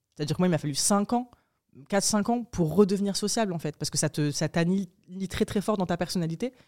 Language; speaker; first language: French; early bilingual, other home language; Arabic